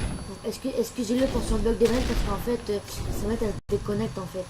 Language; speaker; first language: French; native; French